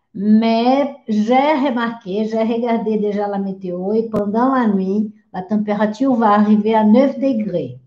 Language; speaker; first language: French; non-native, fluent; Portuguese